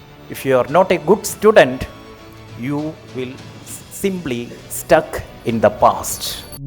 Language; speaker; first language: English; non-native, local second language; Malayalam